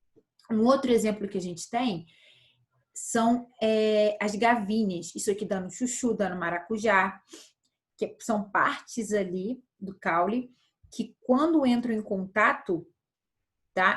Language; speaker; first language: Portuguese; native; Portuguese